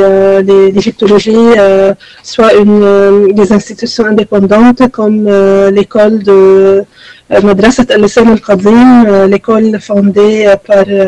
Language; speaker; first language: French; non-native, fluent; Arabic